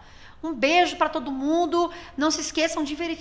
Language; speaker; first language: Portuguese; native; Portuguese